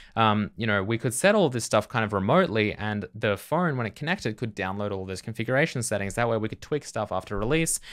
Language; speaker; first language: English; native; English